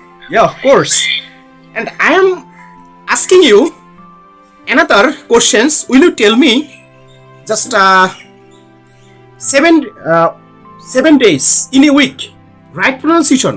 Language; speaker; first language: English; non-native, learner; Bangla